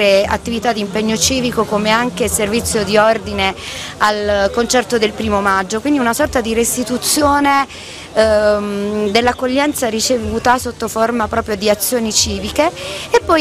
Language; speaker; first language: Italian; native; Italian